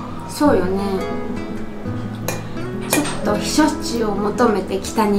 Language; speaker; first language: Japanese; native; Japanese